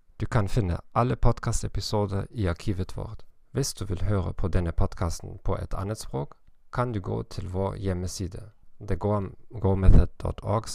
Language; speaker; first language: Norwegian; non-native, learner; German